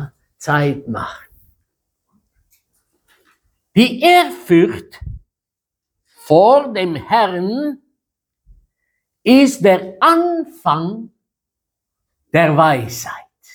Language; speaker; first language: German; non-native, fluent; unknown